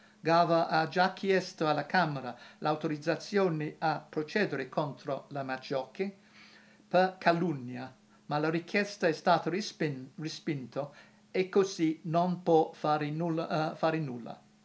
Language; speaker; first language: Italian; non-native, fluent; English